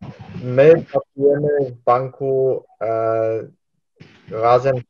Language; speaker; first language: Polish; early bilingual, heritage; Polish